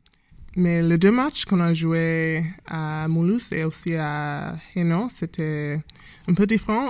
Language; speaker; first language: French; non-native, learner; English